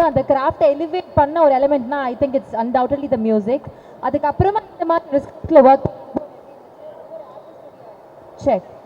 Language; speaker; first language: Tamil; native; Tamil